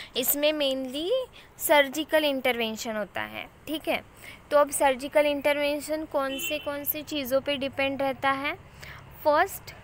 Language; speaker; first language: Hindi; non-native, local second language; Marathi